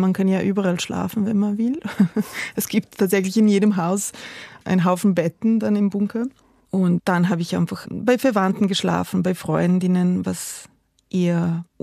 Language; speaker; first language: German; non-native, fluent; Serbian